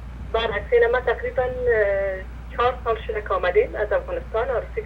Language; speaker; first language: Persian; native; Persian